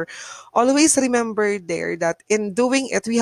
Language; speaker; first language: English; non-native, local second language; Bikol